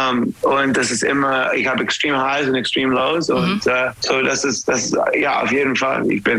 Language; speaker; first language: German; non-native, learner; English